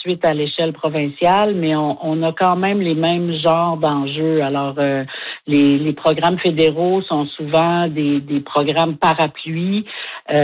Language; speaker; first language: French; native; French